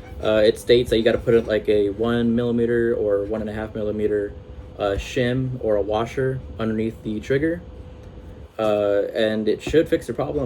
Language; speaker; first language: English; native; English